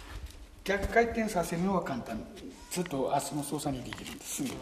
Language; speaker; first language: Japanese; native; Japanese